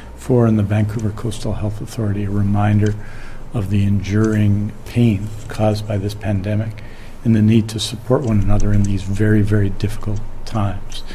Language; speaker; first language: English; native; English